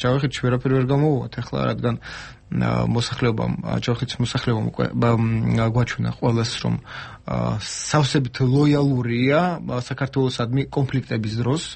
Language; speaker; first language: Georgian; non-native, local second language; Armenian